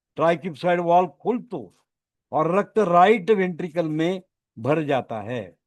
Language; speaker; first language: Hindi; non-native, local second language; Marathi